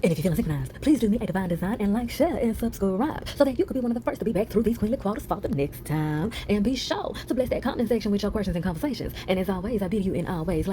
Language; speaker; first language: English; native; English